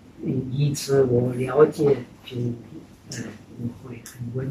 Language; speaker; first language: Chinese; non-native, fluent; Czech